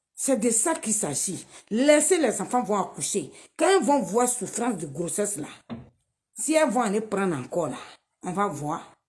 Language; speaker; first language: French; non-native, local second language; Dyula